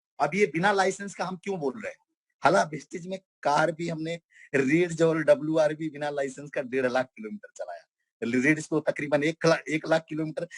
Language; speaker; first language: Hindi; non-native, local second language; Bhojpuri